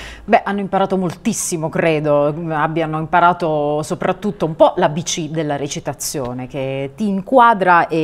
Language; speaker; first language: Italian; native; Italian